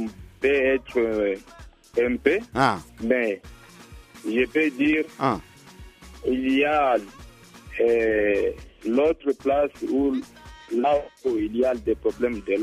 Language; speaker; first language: French; non-native, learner; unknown